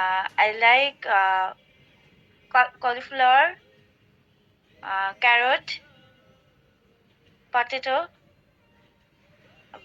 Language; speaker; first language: English; non-native, learner; Bangla